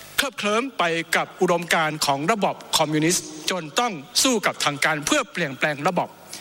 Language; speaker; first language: Thai; non-native, local second language; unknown